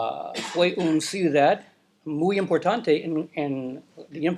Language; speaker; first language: Spanish; non-native, learner; English